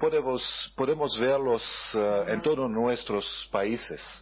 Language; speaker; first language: Spanish; non-native, learner; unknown